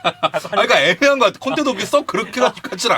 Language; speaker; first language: Korean; native; Korean